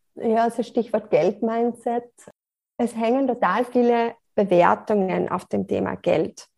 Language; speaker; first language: German; native; German